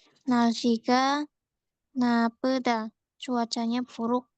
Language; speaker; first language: Korean; non-native, learner; Indonesian